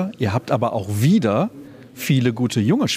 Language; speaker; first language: German; native; German